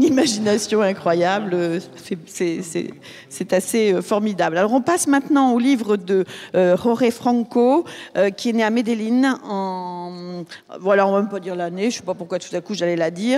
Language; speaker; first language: French; native; French